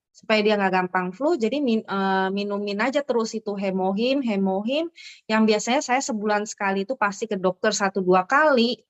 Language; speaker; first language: Indonesian; native; Indonesian